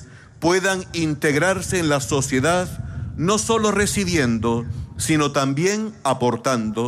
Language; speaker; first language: Spanish; native; Spanish